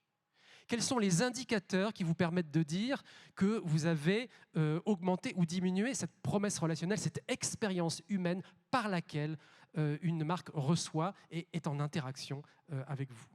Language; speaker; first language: French; native; French